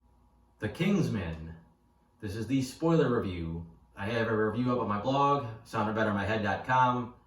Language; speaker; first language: English; native; English